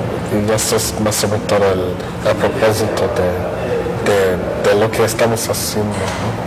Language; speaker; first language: Spanish; non-native, fluent; English